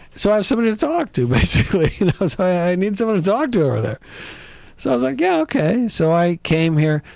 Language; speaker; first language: English; native; English